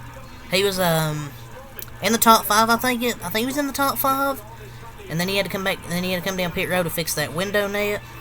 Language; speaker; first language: English; native; English